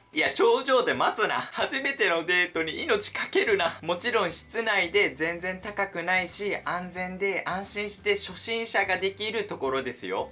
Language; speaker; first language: Japanese; native; Japanese